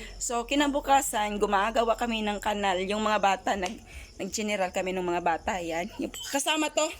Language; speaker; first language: Filipino; non-native, local second language; Cebuano